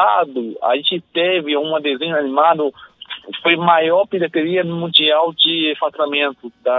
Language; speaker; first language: Portuguese; non-native, fluent; Chinese